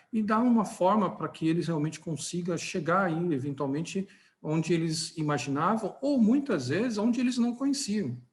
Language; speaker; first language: Portuguese; native; Portuguese